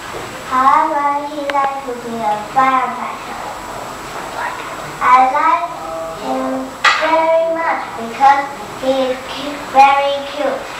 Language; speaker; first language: English; non-native, learner; Chinese